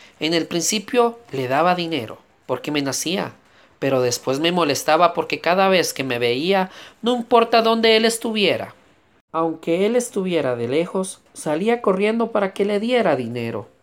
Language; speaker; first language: Spanish; native; Spanish